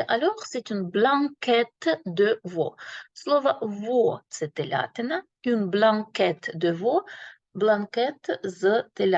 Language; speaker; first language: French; non-native, fluent; Ukrainian